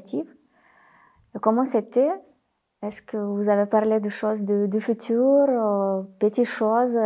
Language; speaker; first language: French; non-native, fluent; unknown